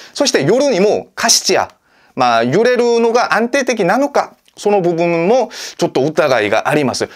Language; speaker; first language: Japanese; non-native, fluent; Korean